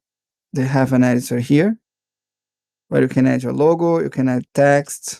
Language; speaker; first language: English; non-native, fluent; Portuguese